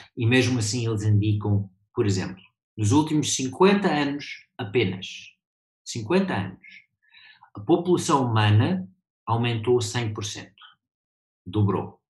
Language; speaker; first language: Portuguese; early bilingual, heritage; Portuguese